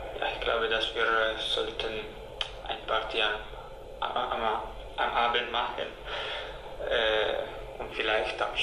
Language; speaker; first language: German; non-native, learner; Italian